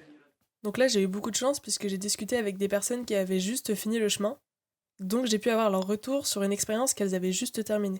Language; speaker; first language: French; native; French